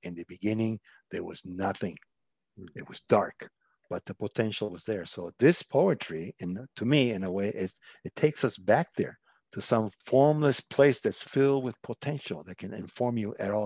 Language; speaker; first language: English; non-native, fluent; Spanish